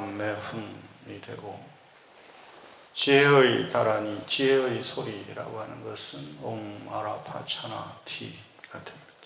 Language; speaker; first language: Korean; native; Korean